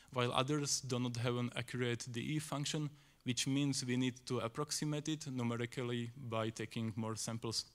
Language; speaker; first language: English; non-native, fluent; Slovak